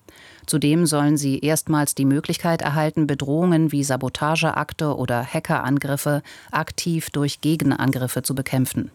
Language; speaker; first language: German; native; German